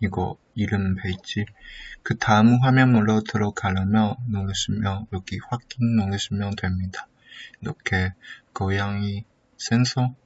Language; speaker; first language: Korean; non-native, learner; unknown